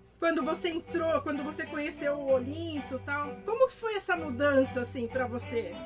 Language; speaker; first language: Portuguese; native; Portuguese